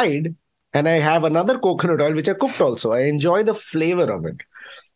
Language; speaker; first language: English; non-native, local second language; Malayalam